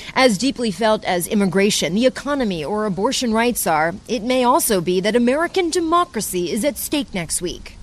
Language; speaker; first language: English; native; English